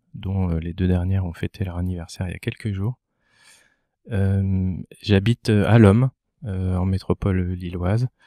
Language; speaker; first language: French; native; French